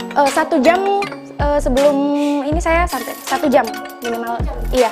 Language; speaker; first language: Indonesian; native; Indonesian